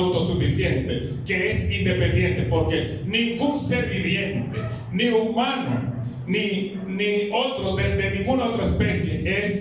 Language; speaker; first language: Spanish; native; Spanish